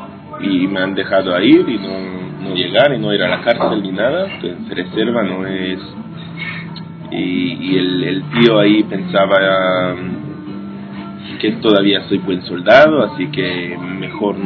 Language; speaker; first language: Spanish; non-native, fluent; Hebrew